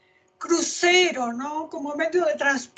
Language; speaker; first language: Italian; non-native, fluent; Spanish